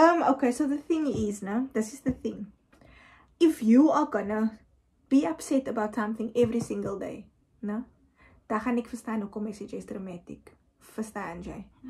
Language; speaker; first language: English; non-native, local second language; Afrikaans